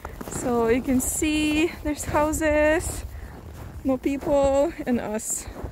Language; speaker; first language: English; non-native, fluent; Russian